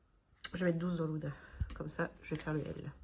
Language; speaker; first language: French; native; French